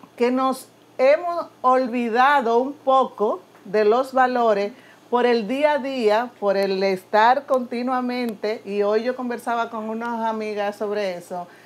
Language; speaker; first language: Spanish; native; Spanish